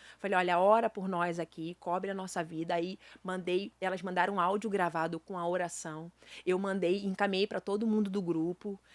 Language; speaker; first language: Portuguese; native; Portuguese